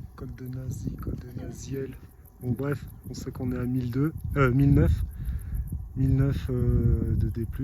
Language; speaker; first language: French; native; French